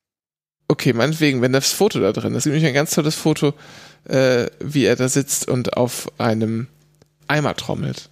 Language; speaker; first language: German; native; German